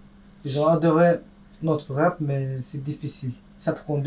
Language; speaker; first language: French; early bilingual, other home language; Turkish